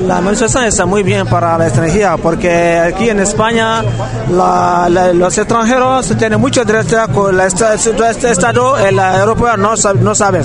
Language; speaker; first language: Spanish; non-native, learner; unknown